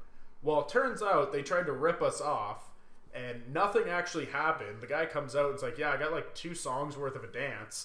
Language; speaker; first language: English; native; English